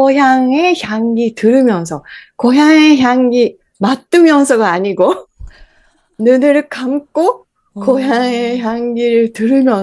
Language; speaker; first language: Korean; non-native, fluent; Japanese